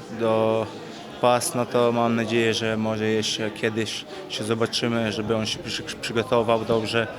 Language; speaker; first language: Polish; non-native, fluent; Chechen